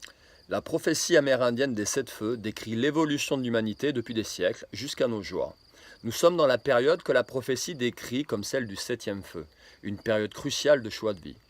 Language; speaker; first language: French; native; French